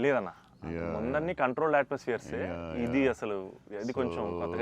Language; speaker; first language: Telugu; native; Telugu